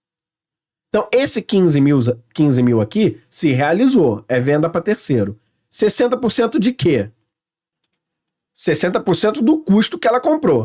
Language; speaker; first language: Portuguese; native; Portuguese